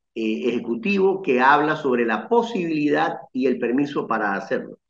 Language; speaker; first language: Spanish; native; Spanish